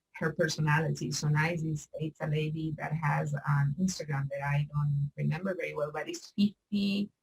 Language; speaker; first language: English; non-native, learner; Spanish